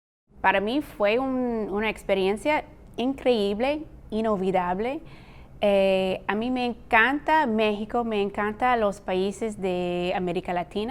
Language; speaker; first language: Spanish; non-native, fluent; English